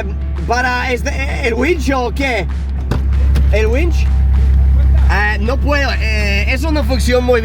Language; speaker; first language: Spanish; non-native, learner; English